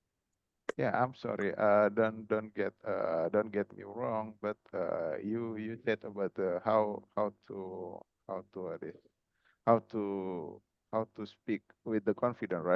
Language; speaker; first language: English; non-native, learner; Indonesian